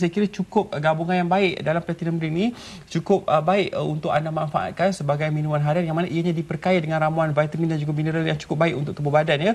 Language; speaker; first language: Malay; native; Malay